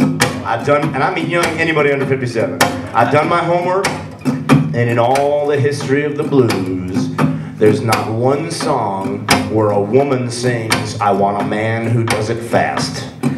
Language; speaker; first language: English; native; English